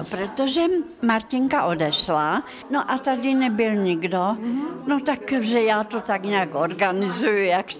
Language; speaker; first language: Czech; non-native, fluent; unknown